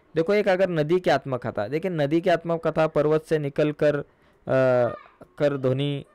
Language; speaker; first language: Hindi; non-native, local second language; Marathi